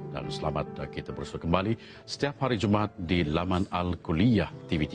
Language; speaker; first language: Malay; native; Malay